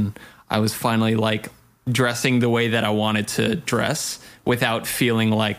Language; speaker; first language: English; native; English